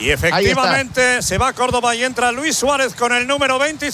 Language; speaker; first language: Spanish; native; Spanish